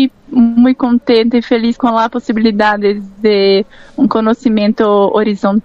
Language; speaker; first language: Spanish; non-native, learner; Portuguese